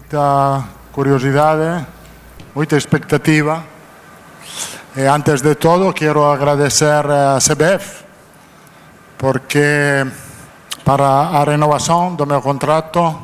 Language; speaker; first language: Portuguese; non-native, fluent; Italian